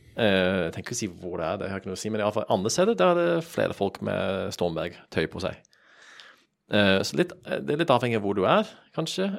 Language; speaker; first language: Norwegian; non-native, fluent; English